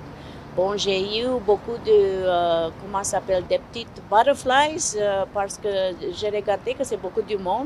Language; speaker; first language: French; non-native, learner; Romanian